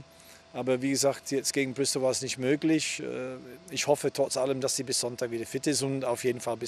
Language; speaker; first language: German; non-native, fluent; English